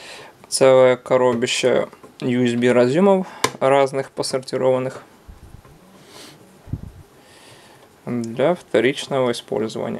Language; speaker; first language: Russian; non-native, local second language; Ukrainian